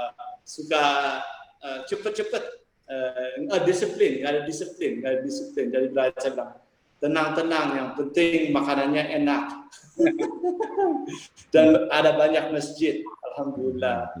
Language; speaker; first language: Indonesian; early bilingual, heritage; English